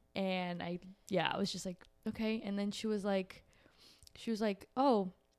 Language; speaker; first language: English; early bilingual, other home language; Portuguese